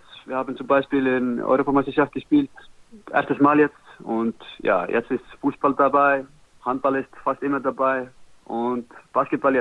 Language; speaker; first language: German; non-native, learner; Icelandic